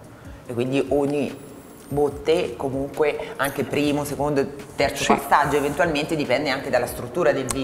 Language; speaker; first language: Italian; native; Italian